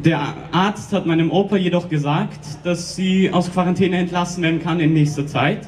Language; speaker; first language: German; native; German